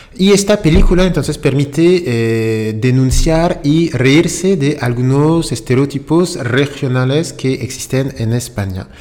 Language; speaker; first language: Spanish; non-native, fluent; French